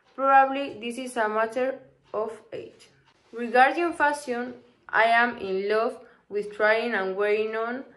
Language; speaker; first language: English; non-native, learner; Spanish